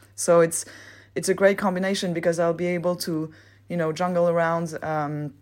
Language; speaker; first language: English; non-native, fluent; French